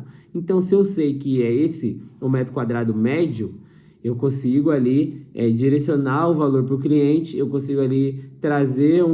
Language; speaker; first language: Portuguese; native; Portuguese